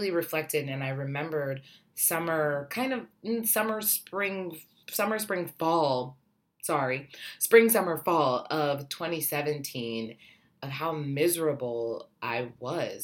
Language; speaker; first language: English; native; English